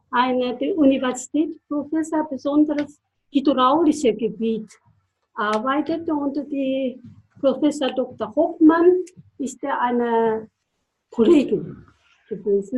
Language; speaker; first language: German; non-native, fluent; Japanese